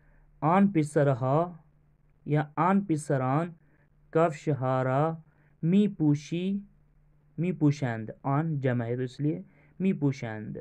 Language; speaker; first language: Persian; non-native, fluent; Urdu